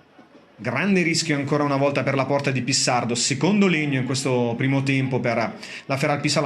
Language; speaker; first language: Italian; native; Italian